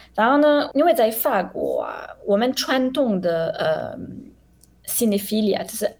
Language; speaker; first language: Chinese; non-native, fluent; French